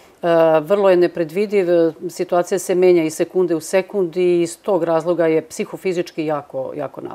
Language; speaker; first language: Serbian; native; Serbian